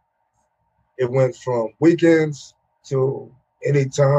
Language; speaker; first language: English; native; English